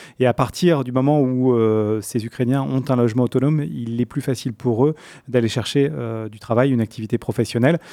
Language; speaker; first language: French; native; French